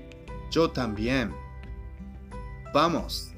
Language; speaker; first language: Spanish; non-native, fluent; Japanese